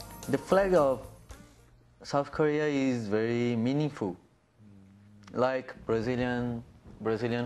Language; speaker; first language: English; non-native, fluent; Portuguese